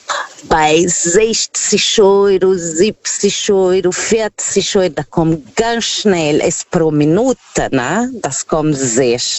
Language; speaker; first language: German; non-native, learner; Portuguese